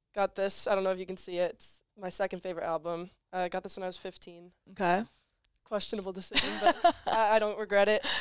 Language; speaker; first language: English; native; English